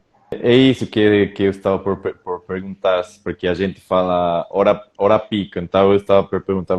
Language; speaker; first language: Portuguese; non-native, fluent; Spanish